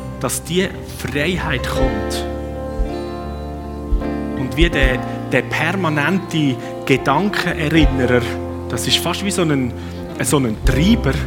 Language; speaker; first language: German; non-native, fluent; Swiss German